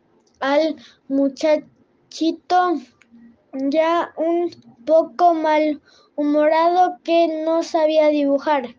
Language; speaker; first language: Spanish; non-native, learner; French